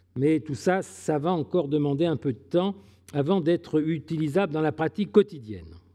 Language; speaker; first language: French; native; French